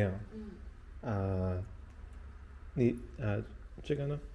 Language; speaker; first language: Chinese; non-native, learner; English